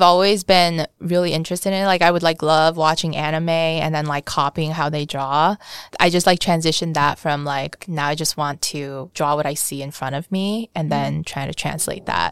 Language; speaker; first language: English; early bilingual, other home language; Vietnamese